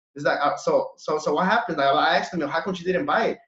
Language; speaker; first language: English; early bilingual, other home language; Spanish